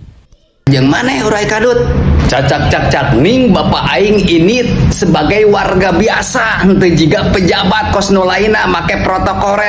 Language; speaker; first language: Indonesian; non-native, local second language; Sundanese